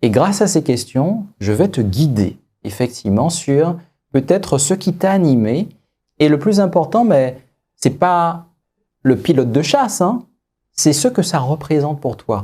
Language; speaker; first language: French; native; French